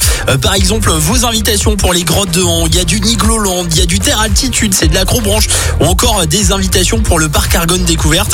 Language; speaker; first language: French; native; French